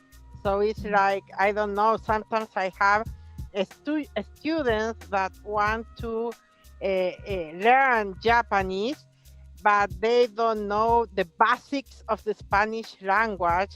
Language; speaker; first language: English; non-native, fluent; Spanish